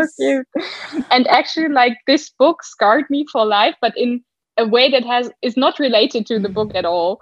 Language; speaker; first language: English; non-native, fluent; German